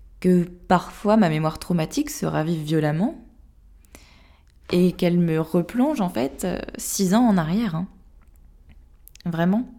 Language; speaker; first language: French; native; French